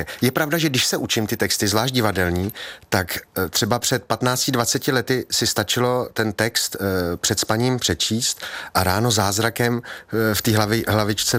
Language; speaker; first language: Czech; native; Czech